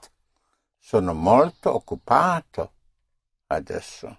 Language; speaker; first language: Italian; non-native, fluent; English